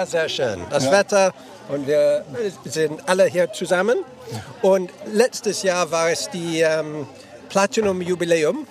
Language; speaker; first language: German; non-native, learner; English